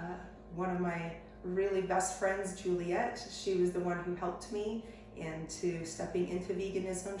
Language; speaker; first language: English; native; English